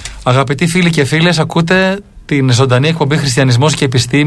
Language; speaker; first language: Greek; native; Greek